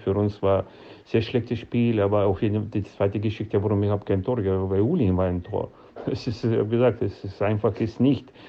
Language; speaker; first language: German; non-native, learner; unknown